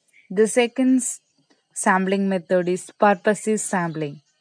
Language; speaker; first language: English; non-native, local second language; Malayalam